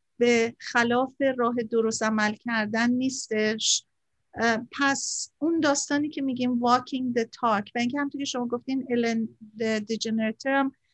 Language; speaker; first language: Persian; native; Persian